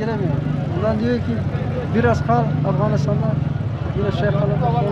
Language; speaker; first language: Turkish; non-native, learner; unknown